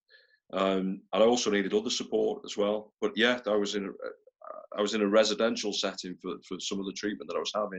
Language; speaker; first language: English; native; English